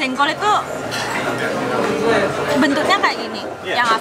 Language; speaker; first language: Indonesian; non-native, fluent; Korean